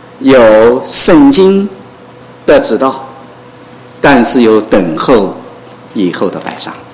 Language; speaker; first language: Chinese; non-native, local second language; Cantonese